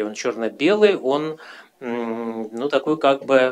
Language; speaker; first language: Russian; native; Russian